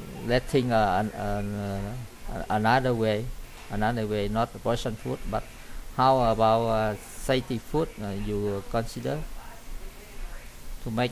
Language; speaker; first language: English; non-native, learner; Vietnamese